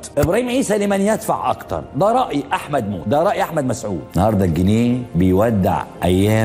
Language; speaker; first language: Arabic; native; Arabic